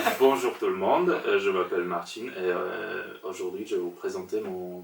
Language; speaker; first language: French; non-native, fluent; Polish